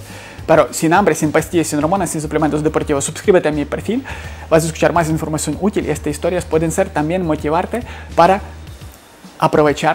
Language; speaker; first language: Spanish; non-native, fluent; Ukrainian